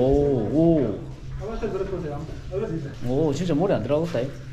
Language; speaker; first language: Korean; native; Korean